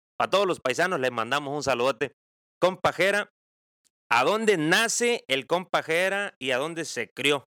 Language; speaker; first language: Spanish; native; Spanish